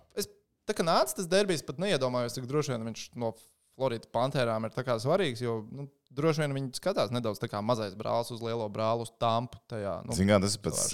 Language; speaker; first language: Latvian; native; Latvian